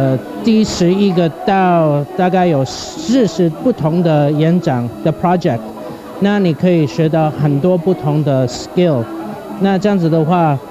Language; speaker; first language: Chinese; non-native, fluent; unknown